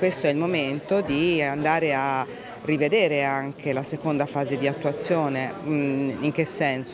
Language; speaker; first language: Italian; native; Italian